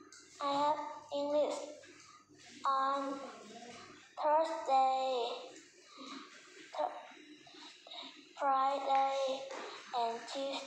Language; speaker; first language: English; non-native, learner; Vietnamese